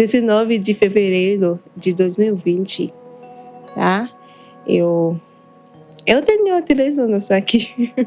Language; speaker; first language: Portuguese; non-native, learner; Haitian Creole